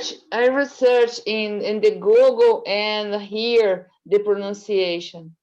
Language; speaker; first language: English; non-native, learner; Portuguese